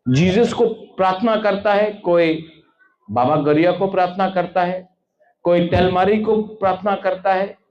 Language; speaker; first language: Hindi; non-native, local second language; Bangla